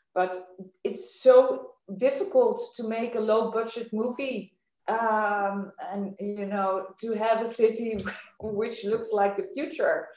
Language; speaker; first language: English; non-native, fluent; Dutch